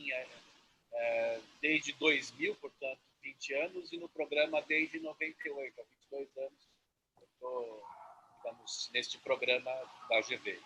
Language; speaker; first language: Portuguese; native; Portuguese